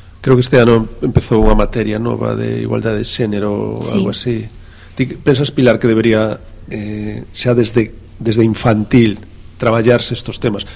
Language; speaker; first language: Galician; native; Galician